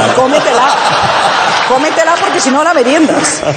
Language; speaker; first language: Spanish; native; Spanish